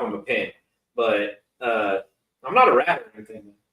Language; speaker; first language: English; native; English